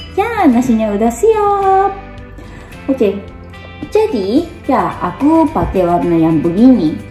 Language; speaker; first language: Indonesian; non-native, learner; Japanese